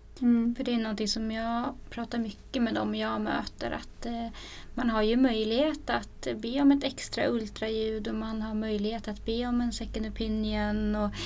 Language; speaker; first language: Swedish; native; Swedish